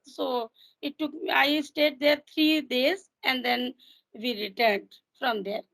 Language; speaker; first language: English; non-native, fluent; Hindi